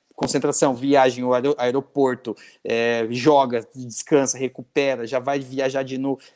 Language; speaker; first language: Portuguese; native; Portuguese